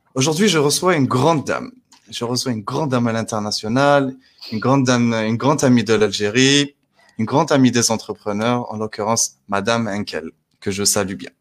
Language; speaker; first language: French; non-native, local second language; Arabic